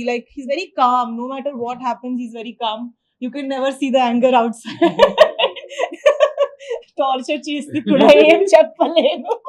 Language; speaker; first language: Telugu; non-native, learner; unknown